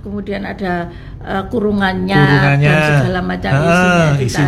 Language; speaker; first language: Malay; non-native, local second language; Javanese